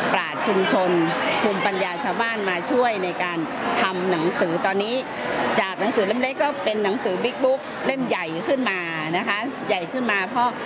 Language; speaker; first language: Thai; native; Thai